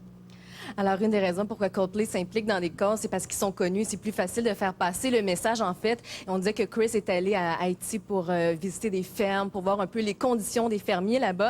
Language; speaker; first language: French; native; French